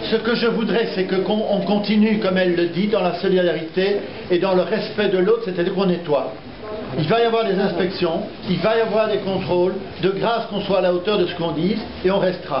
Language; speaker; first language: French; native; French